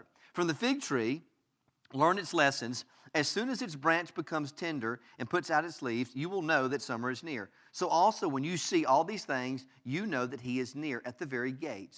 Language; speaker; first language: English; native; English